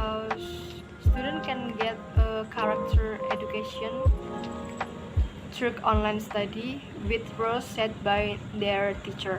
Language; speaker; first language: English; non-native, learner; Indonesian